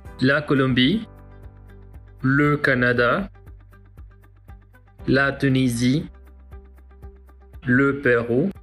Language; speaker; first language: French; non-native, learner; Spanish